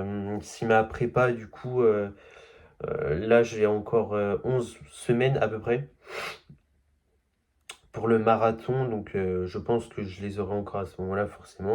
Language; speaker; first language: French; native; French